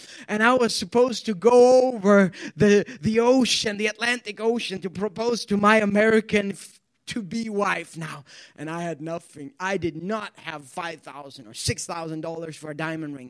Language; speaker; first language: English; non-native, fluent; Swedish